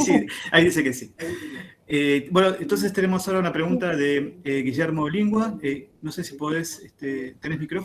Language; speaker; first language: Spanish; native; Spanish